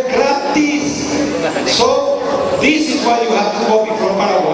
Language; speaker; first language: English; non-native, fluent; Spanish